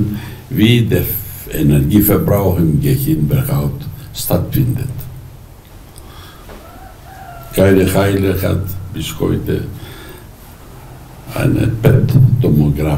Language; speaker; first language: German; non-native, fluent; Greek